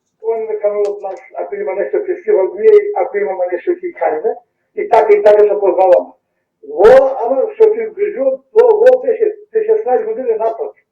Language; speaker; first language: Macedonian; early bilingual, heritage; Macedonian